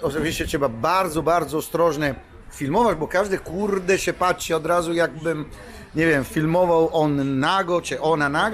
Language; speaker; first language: Polish; non-native, fluent; Italian